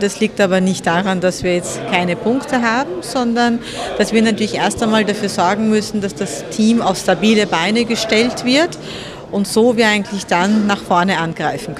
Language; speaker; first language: German; early bilingual, other home language; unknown